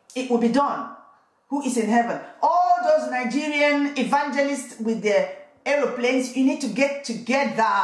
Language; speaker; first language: English; non-native, local second language; Igbo